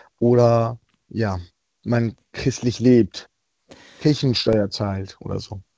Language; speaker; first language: German; non-native, fluent; Persian